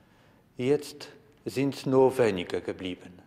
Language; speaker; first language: German; non-native, fluent; Polish